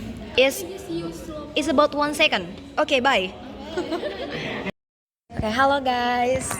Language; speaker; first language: English; non-native, learner; Indonesian